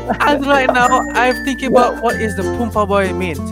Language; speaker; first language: English; non-native, learner; Indonesian